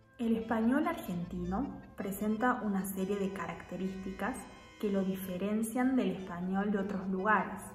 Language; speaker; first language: Spanish; native; Spanish